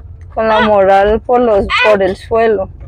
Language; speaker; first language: Spanish; native; Spanish